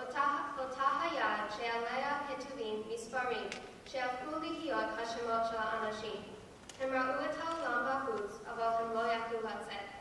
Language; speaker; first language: Hebrew; non-native, learner; English